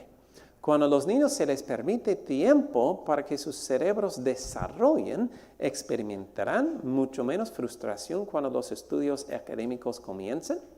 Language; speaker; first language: Spanish; non-native, fluent; English